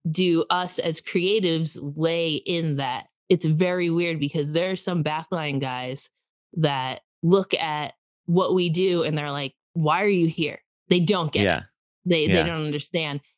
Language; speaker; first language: English; native; English